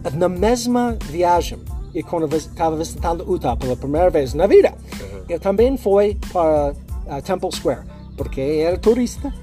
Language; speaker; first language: Portuguese; non-native, learner; English